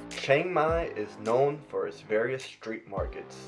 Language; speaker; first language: English; native; English